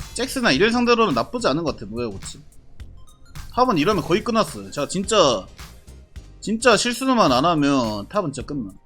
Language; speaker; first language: Korean; native; Korean